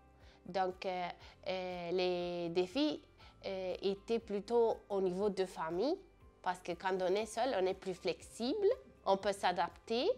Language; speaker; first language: French; non-native, fluent; Italian